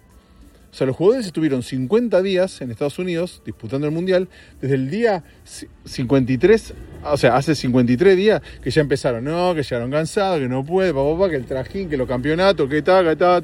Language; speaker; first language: Spanish; native; Spanish